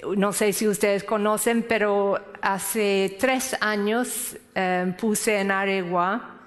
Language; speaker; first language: Spanish; non-native, fluent; English